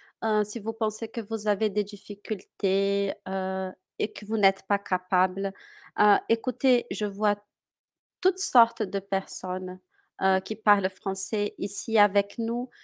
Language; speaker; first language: French; non-native, fluent; Portuguese